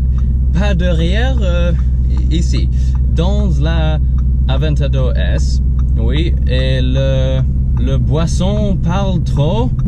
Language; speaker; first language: French; non-native, learner; English